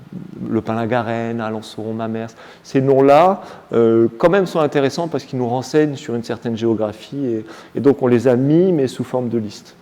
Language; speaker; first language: French; native; French